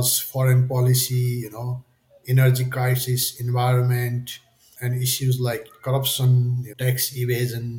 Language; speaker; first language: English; non-native, local second language; Nepali